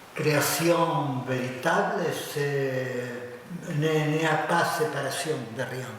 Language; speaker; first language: French; non-native, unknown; Spanish